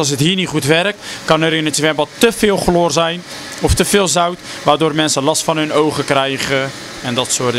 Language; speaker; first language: Dutch; native; Dutch